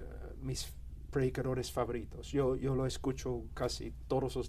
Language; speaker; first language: Spanish; non-native, fluent; English